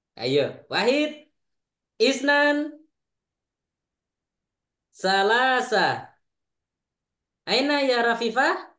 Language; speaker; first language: Arabic; non-native, fluent; Indonesian